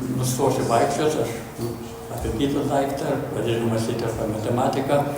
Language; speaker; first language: Lithuanian; early bilingual, heritage; Lithuanian